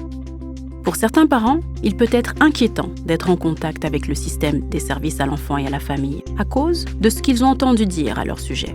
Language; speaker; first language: French; native; French